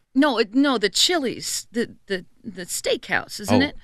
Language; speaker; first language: English; native; English